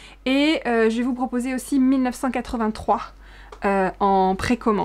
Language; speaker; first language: French; native; French